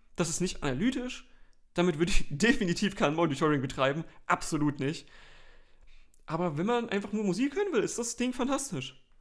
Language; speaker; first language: German; native; German